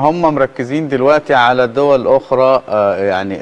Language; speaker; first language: Arabic; native; Arabic